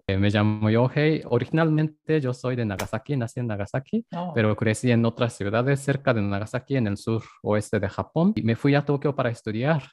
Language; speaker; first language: Spanish; non-native, fluent; Japanese